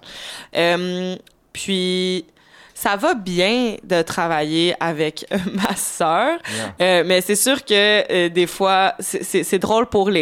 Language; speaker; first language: French; native; French